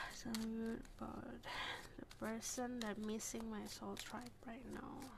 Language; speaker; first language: English; non-native, learner; Indonesian